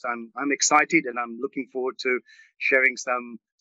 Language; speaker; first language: English; early bilingual, other home language; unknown